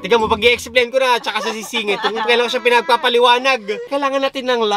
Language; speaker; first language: Filipino; native; Filipino